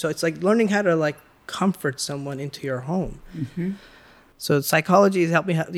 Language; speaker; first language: English; early bilingual, other home language; Persian